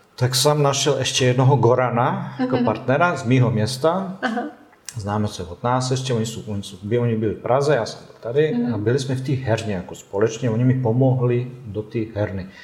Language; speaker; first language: Czech; non-native, fluent; Bosnian